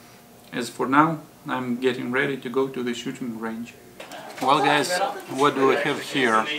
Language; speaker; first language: English; non-native, fluent; Russian